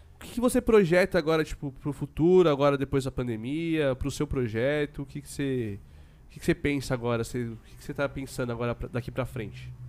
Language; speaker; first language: Portuguese; native; Portuguese